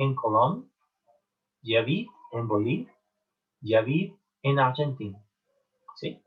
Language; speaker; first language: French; non-native, fluent; Spanish